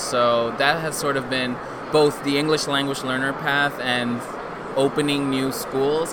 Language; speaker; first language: English; early bilingual, other home language; Spanish